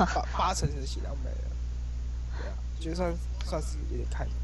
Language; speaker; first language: Chinese; native; Chinese